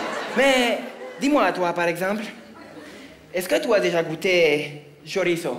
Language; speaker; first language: French; native; French